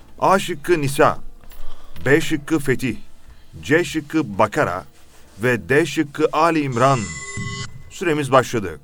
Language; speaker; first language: Turkish; native; Turkish